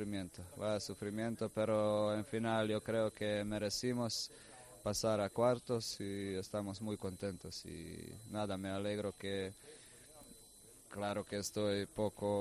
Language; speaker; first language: Spanish; non-native, fluent; Croatian